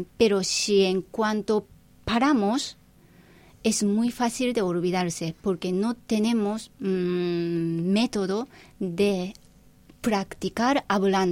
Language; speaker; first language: Spanish; non-native, fluent; Japanese